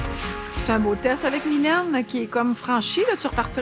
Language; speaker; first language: French; native; French